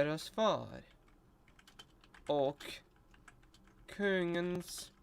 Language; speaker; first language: Swedish; non-native, learner; Russian